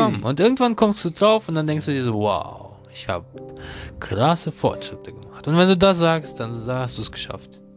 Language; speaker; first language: German; non-native, learner; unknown